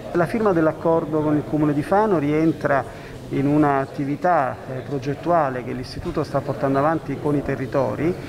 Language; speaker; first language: Italian; native; Italian